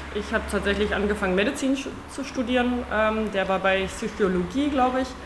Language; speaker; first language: German; non-native, fluent; Afrikaans